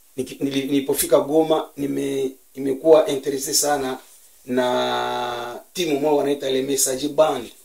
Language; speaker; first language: Swahili; native; Swahili